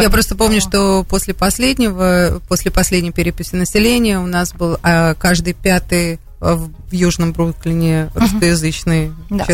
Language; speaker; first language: Russian; native; Russian